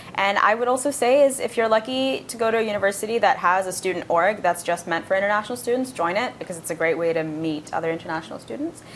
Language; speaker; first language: English; non-native, local second language; Bangla